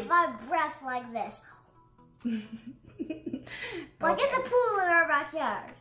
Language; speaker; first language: English; native; English